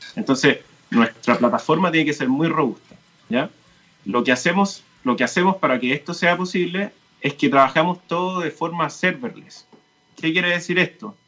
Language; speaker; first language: Spanish; native; Spanish